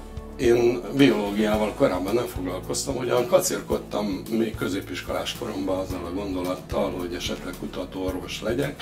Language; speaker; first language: Hungarian; native; Hungarian